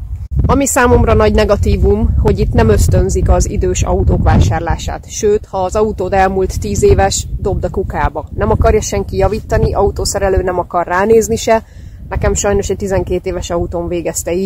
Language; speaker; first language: Hungarian; native; Hungarian